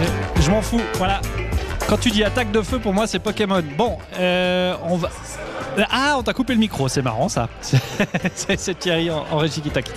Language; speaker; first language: French; native; French